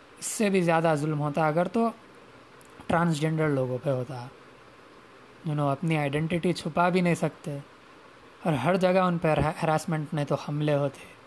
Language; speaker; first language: Urdu; native; Urdu